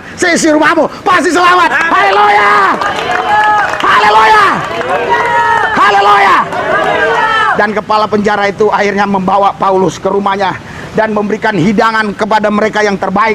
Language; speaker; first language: Indonesian; native; Indonesian